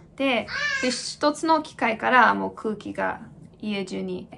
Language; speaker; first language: Japanese; non-native, fluent; English